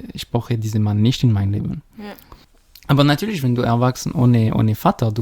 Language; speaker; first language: German; non-native, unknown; French